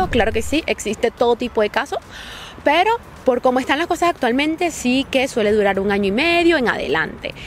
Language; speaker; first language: Spanish; native; Spanish